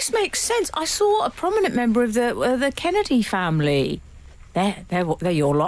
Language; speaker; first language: English; native; English